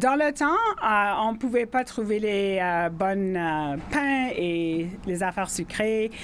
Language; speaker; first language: French; non-native, fluent; English